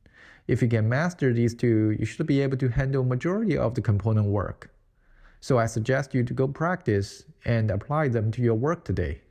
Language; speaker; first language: English; non-native, fluent; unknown